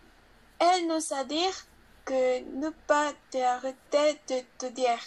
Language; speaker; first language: French; non-native, learner; Spanish